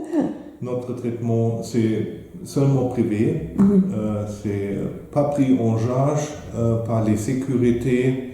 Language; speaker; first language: French; non-native, fluent; German